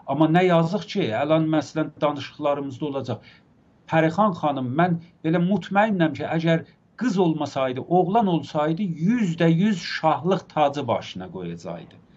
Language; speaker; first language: Azerbaijani; native; Azerbaijani